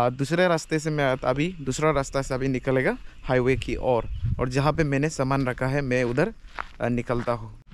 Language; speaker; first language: Hindi; non-native, local second language; Adi